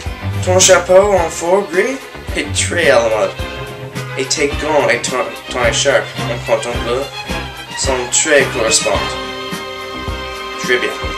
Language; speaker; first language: French; non-native, learner; English